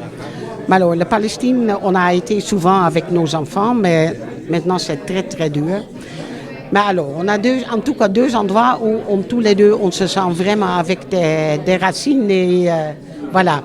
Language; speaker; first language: French; non-native, fluent; Dutch